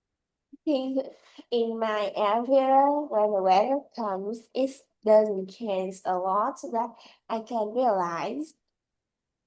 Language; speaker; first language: English; non-native, learner; Vietnamese